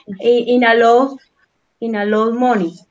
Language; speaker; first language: English; non-native, learner; Spanish